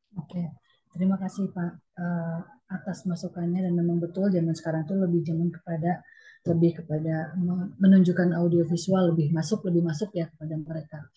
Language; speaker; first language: Indonesian; native; Indonesian